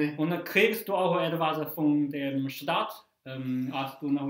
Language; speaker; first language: German; non-native, fluent; Chinese